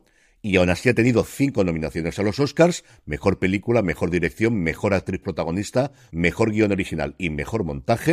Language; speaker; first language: Spanish; native; Spanish